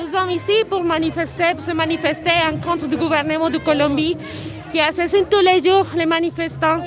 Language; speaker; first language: French; non-native, fluent; Spanish